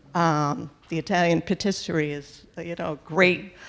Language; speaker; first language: English; native; English